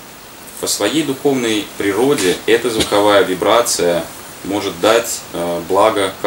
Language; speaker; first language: Russian; native; Russian